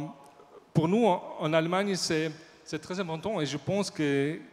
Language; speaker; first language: French; non-native, learner; German